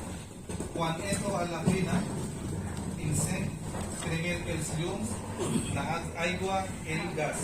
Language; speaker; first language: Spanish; non-native, learner; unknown